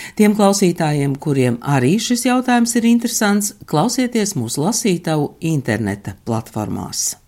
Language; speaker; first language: Latvian; native; Latvian